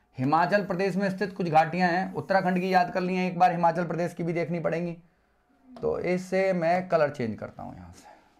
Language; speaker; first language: Hindi; native; Hindi